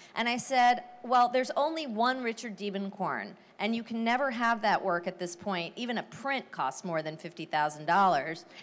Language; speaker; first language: English; native; English